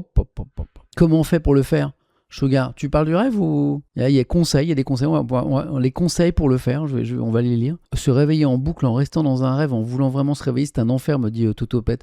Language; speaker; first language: French; native; French